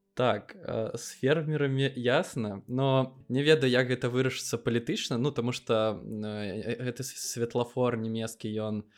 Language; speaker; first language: Belarusian; non-native, local second language; Russian